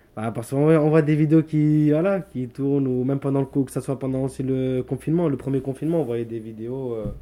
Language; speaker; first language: French; native; French